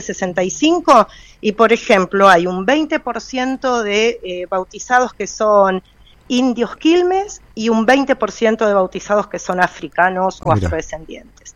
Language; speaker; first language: Spanish; native; Spanish